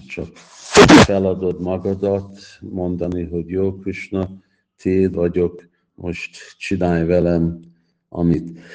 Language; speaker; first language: Hungarian; early bilingual, heritage; Hungarian